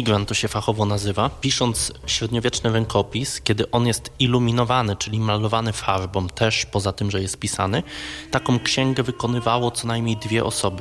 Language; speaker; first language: Polish; native; Polish